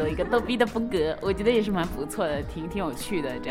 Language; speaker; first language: Chinese; native; Chinese